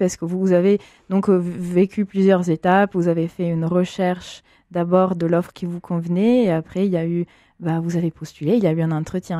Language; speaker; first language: French; native; French